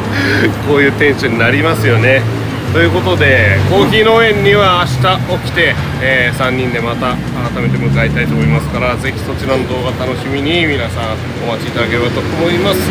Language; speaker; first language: Japanese; native; Japanese